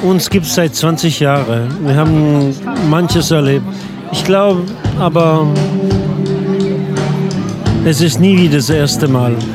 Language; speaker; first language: German; non-native, local second language; French